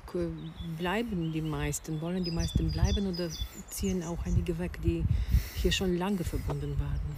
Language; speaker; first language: German; non-native, fluent; Bulgarian